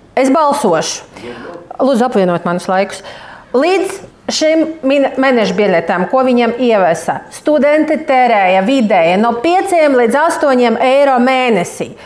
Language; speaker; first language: Latvian; non-native, local second language; Russian